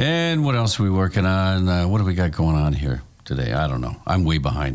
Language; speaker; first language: English; native; English